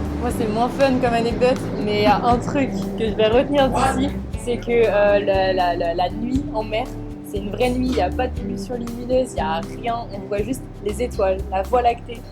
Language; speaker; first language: French; native; French